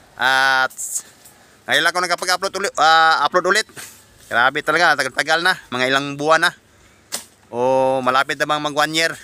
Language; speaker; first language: Filipino; non-native, local second language; Cebuano